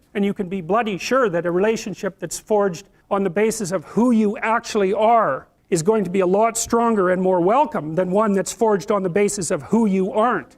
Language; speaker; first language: English; native; English